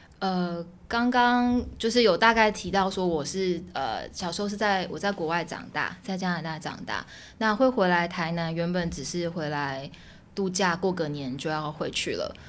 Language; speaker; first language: Chinese; early bilingual, heritage; Chinese